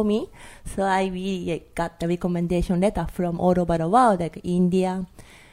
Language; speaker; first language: English; non-native, learner; Japanese